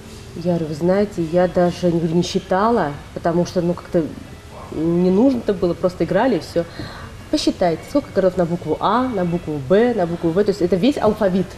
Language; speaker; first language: Russian; native; Russian